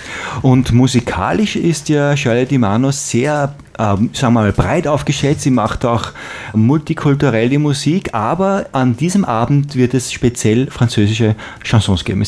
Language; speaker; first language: German; native; German